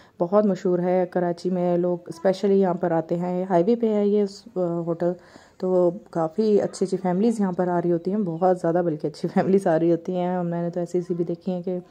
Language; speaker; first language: Urdu; native; Urdu